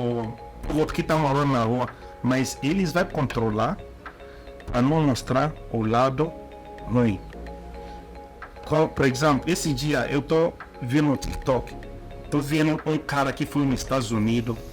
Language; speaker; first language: Portuguese; non-native, learner; Igbo